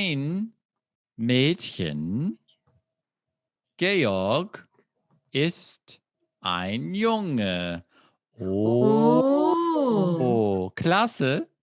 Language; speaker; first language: German; non-native, fluent; English